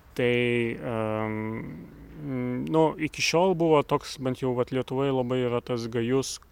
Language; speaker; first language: Lithuanian; native; Lithuanian